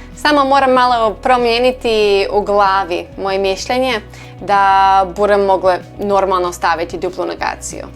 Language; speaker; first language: Croatian; non-native, learner; English